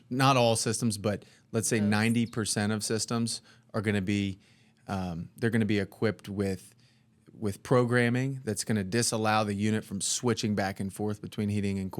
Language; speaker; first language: English; native; English